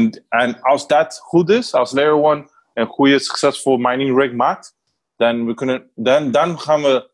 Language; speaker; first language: Dutch; non-native, learner; Spanish